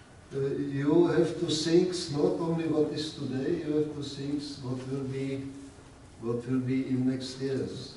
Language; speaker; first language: English; non-native, learner; Czech